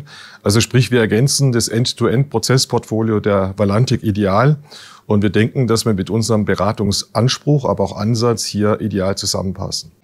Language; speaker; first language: German; native; German